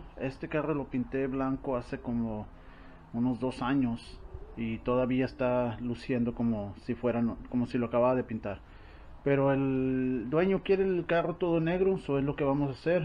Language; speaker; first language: Spanish; early bilingual, heritage; Spanish